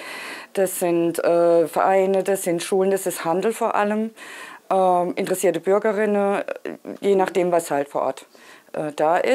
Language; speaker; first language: German; native; German